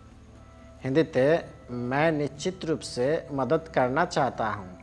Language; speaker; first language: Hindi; non-native, local second language; Bangla